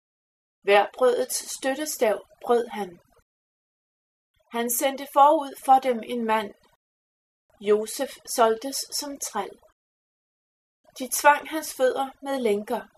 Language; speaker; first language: Danish; native; Danish